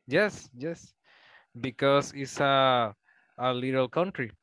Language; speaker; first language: English; non-native, learner; Spanish